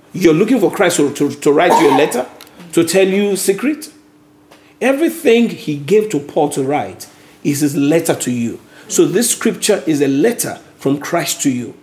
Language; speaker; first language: English; non-native, local second language; Yoruba